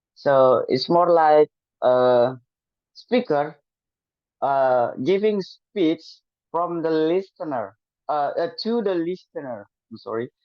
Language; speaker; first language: English; non-native, learner; Indonesian